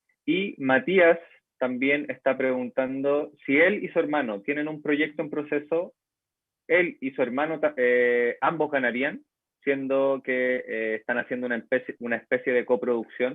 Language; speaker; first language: Spanish; native; Spanish